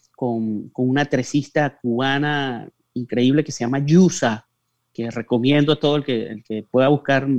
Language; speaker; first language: Spanish; native; Spanish